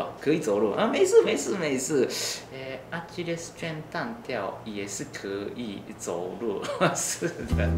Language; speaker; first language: Chinese; non-native, learner; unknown